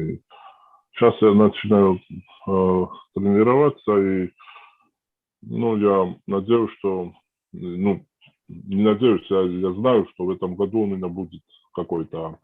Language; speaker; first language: Russian; non-native, fluent; Georgian